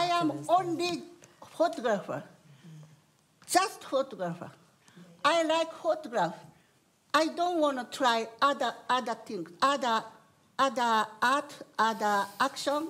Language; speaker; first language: English; non-native, learner; Japanese